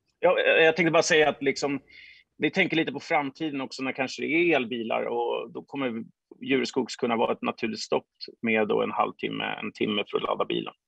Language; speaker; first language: Swedish; native; Swedish